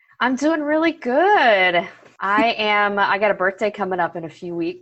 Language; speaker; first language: English; native; English